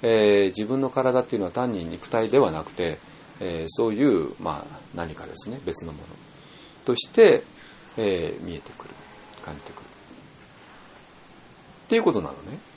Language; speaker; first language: Japanese; native; Japanese